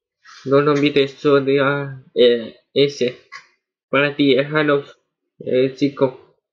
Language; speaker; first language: Spanish; non-native, learner; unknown